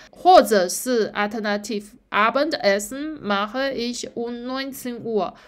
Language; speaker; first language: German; non-native, fluent; Chinese